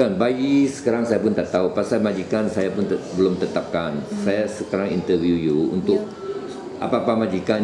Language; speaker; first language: Malay; native; Malay